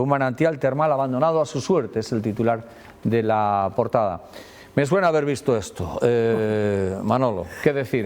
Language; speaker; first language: Spanish; native; Spanish